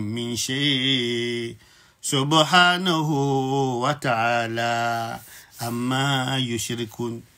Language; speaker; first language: Arabic; non-native, fluent; Yoruba